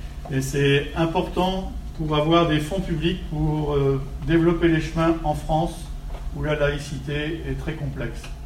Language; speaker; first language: French; native; French